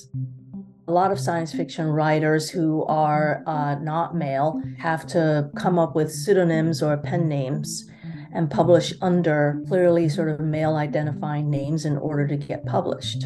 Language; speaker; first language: English; early bilingual, other home language; Chinese